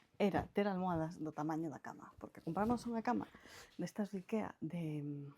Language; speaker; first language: Galician; non-native, local second language; Spanish